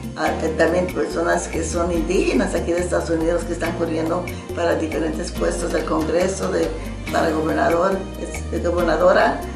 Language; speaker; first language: Spanish; early bilingual, other home language; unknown